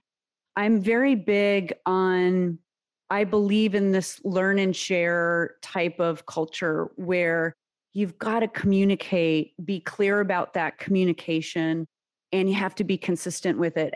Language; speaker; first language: English; early bilingual, other home language; Serbian